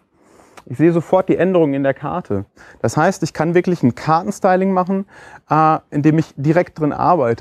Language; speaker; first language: German; native; German